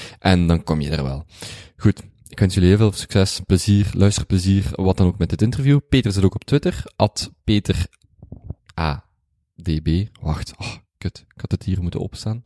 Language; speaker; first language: Dutch; native; Dutch